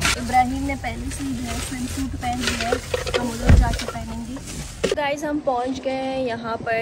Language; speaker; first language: Urdu; native; Urdu